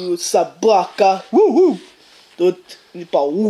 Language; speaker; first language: Russian; early bilingual, heritage; Russian